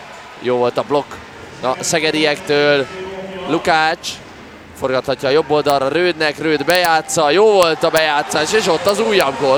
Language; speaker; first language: Hungarian; native; Hungarian